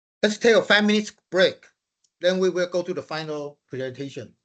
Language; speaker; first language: English; non-native, fluent; Chinese